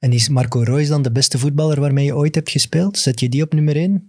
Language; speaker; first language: Dutch; native; Dutch